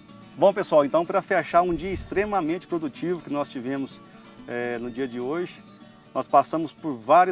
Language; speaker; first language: Portuguese; native; Portuguese